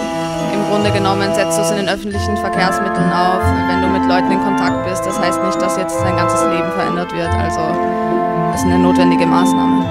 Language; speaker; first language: German; native; German